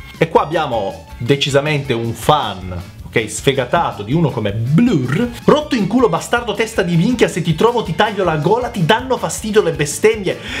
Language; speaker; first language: Italian; early bilingual, other home language; Macedonian